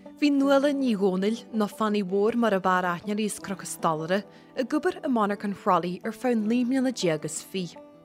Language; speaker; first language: Irish; native; Irish